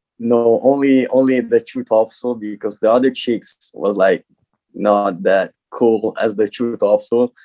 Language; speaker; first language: English; non-native, learner; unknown